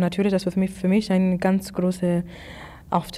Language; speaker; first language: German; non-native, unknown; English